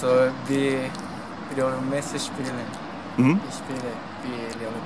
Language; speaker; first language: German; non-native, learner; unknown